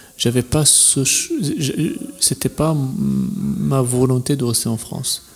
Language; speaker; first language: French; non-native, fluent; Arabic